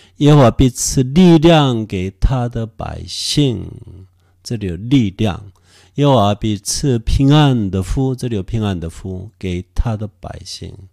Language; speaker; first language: Chinese; non-native, fluent; Korean